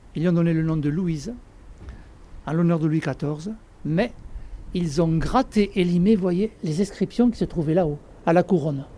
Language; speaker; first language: French; native; French